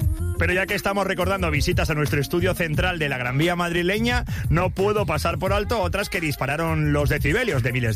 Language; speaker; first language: Spanish; native; Spanish